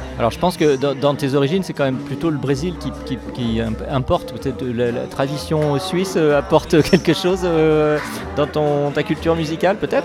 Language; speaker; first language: French; native; French